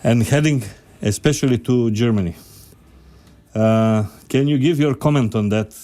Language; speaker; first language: English; non-native, fluent; Macedonian